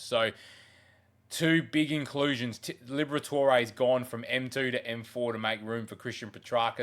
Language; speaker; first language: English; native; English